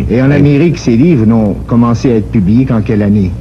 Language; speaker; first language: French; native; French